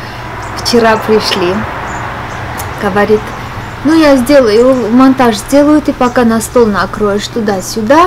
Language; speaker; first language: Russian; non-native, fluent; Armenian